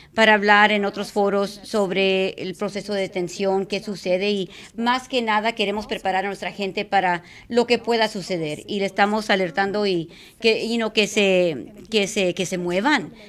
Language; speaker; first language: Spanish; native; Spanish